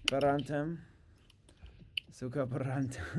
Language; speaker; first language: Indonesian; non-native, learner; English